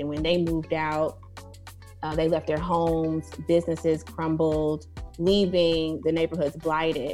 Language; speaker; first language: English; native; English